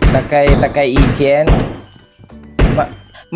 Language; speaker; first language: Chinese; non-native, learner; Indonesian